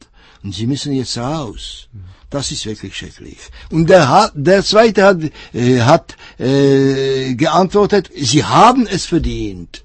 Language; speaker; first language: German; non-native, fluent; Czech